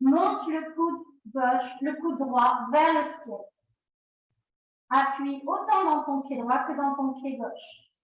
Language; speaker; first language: French; native; French